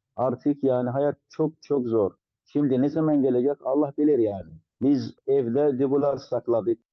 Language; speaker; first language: Turkish; non-native, fluent; Arabic